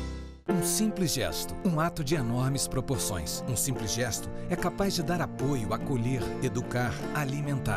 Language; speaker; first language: Portuguese; native; Portuguese